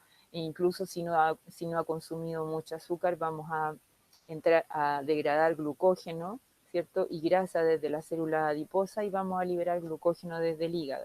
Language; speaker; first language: Spanish; native; Spanish